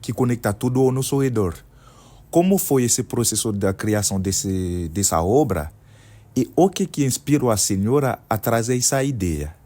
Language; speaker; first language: Portuguese; non-native, fluent; Haitian Creole